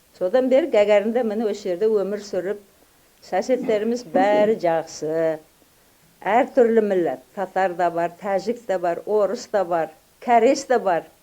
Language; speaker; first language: Uzbek; non-native, local second language; Kazakh